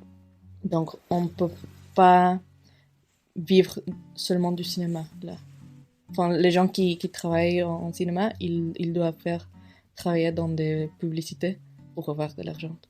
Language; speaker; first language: French; non-native, fluent; Spanish